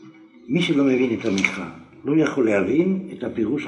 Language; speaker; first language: Hebrew; non-native, fluent; French